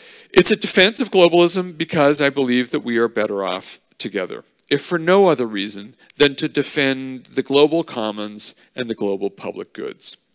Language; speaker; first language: English; native; English